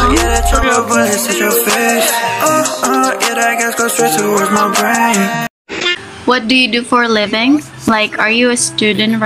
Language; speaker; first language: English; non-native, learner; Chinese